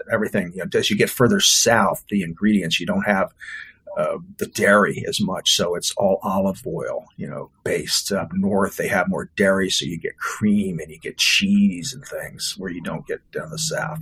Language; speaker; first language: English; native; English